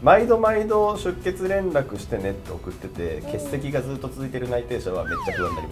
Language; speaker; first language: Japanese; native; Japanese